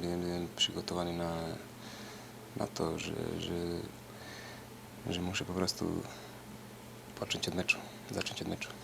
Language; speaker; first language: Polish; non-native, fluent; Serbian